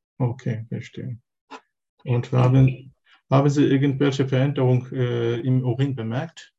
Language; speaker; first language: German; non-native, learner; Turkish